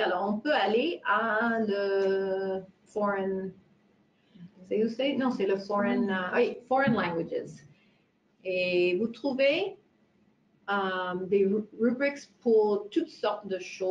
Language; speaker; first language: French; non-native, fluent; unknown